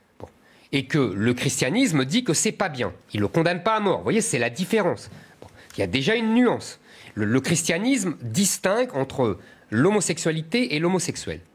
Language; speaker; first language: French; native; French